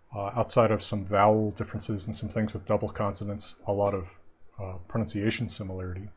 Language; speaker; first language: English; native; English